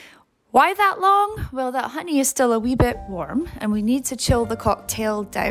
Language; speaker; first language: English; native; English